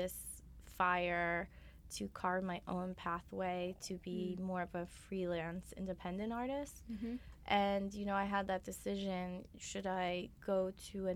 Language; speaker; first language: English; native; English